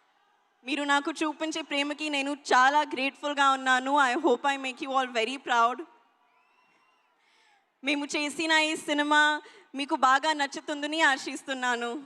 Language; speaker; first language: Telugu; non-native, learner; Hindi